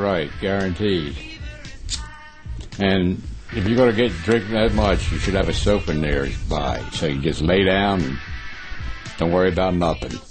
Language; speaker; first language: English; native; English